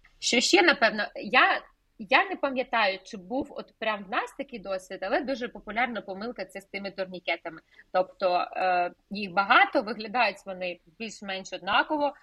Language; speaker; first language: Ukrainian; native; Ukrainian